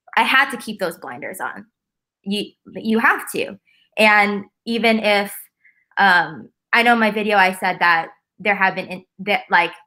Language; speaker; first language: English; native; English